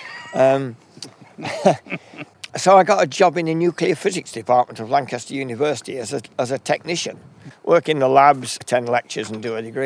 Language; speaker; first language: English; native; English